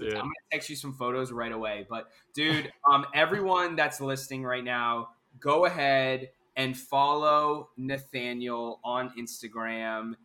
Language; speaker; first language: English; native; English